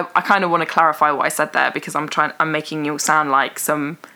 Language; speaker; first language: English; early bilingual, other home language; Persian